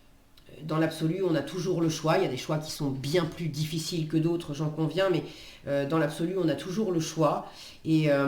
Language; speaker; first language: French; native; French